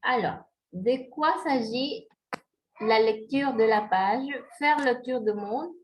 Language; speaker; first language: French; non-native, fluent; Spanish